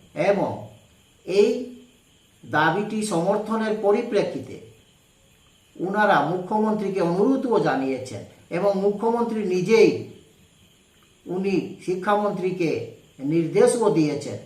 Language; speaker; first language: Bangla; non-native, local second language; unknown